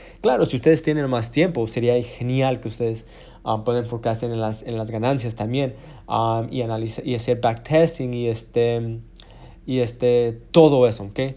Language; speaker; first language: Spanish; early bilingual, heritage; Spanish